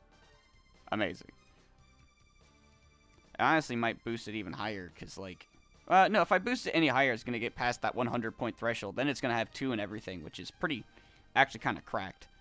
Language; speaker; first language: English; native; English